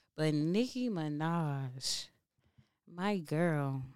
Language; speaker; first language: English; native; English